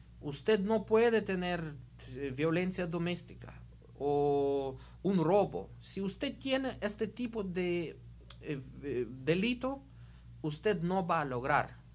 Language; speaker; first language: Spanish; non-native, fluent; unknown